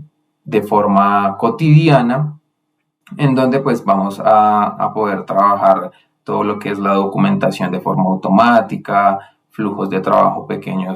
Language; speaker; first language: Spanish; native; Spanish